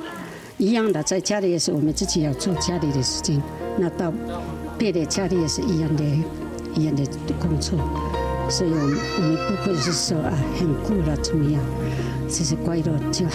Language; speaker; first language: Chinese; non-native, local second language; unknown